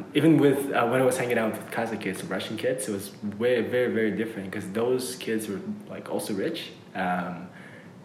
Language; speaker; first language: English; early bilingual, other home language; Uzbek